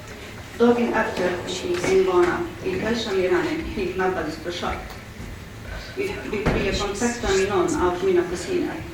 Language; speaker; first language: Swedish; early bilingual, other home language; Assyrian Neo-Aramaic